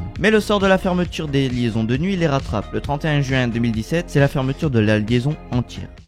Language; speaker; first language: French; native; French